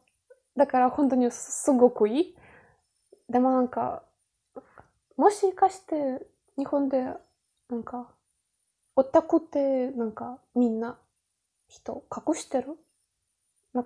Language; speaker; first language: Japanese; non-native, learner; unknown